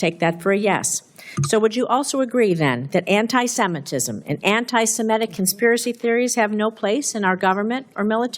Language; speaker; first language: English; native; English